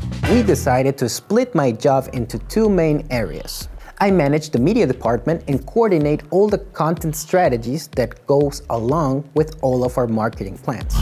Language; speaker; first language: English; non-native, fluent; Spanish